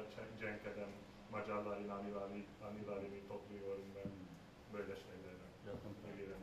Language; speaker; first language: Turkish; non-native, fluent; Hungarian